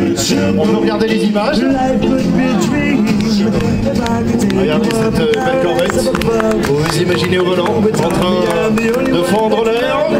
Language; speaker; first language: French; native; French